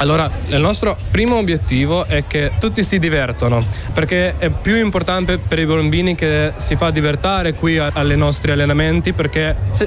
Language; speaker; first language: Italian; non-native, local second language; Slovenian